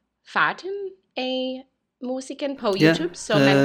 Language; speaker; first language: Danish; non-native, learner; English